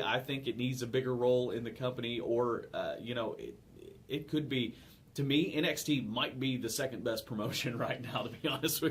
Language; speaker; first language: English; native; English